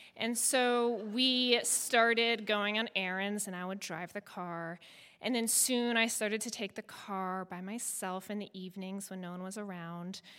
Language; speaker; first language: English; native; English